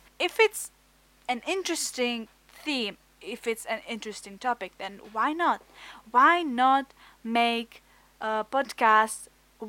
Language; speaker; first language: English; non-native, fluent; Czech